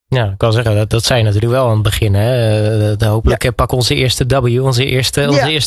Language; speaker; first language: Dutch; native; Dutch